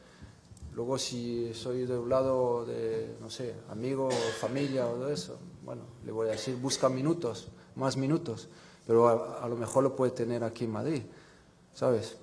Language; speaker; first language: Spanish; non-native, fluent; French